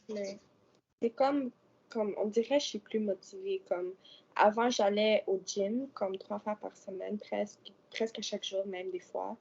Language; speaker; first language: French; non-native, local second language; English